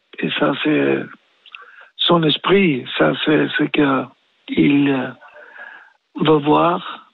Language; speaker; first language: French; non-native, learner; Spanish